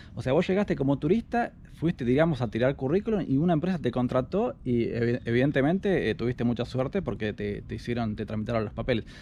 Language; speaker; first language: Spanish; native; Spanish